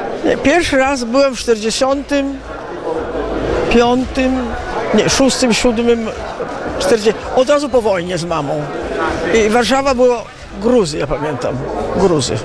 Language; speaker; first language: Polish; early bilingual, heritage; Italian